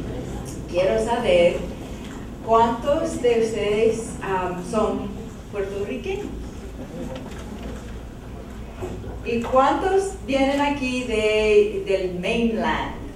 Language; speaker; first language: Spanish; non-native, learner; English